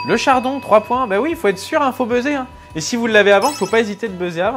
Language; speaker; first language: French; native; French